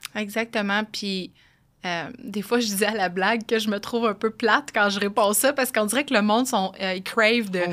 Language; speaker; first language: French; native; French